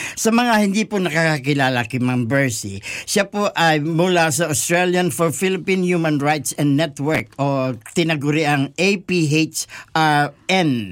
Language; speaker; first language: Filipino; native; Filipino